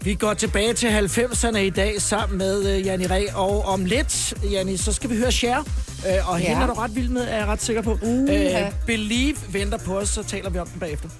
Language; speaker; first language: Danish; native; Danish